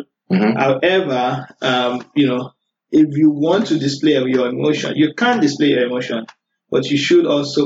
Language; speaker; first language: English; non-native, local second language; Yoruba